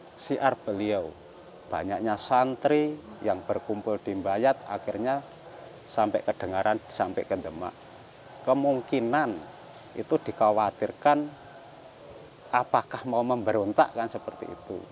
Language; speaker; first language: Indonesian; non-native, local second language; Javanese